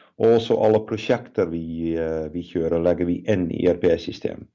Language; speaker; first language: Norwegian; non-native, fluent; Dutch